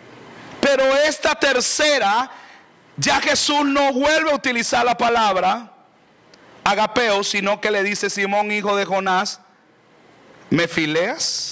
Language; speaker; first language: Spanish; native; Spanish